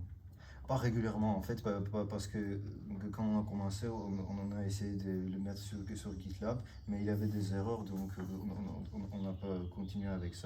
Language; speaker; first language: French; non-native, learner; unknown